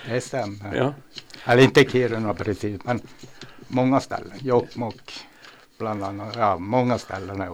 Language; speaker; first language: Swedish; native; Swedish